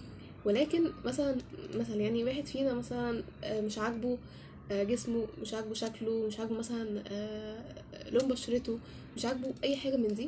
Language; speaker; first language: Arabic; native; Arabic